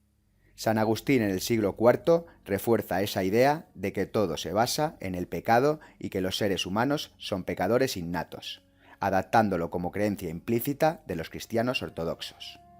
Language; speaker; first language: Spanish; native; Spanish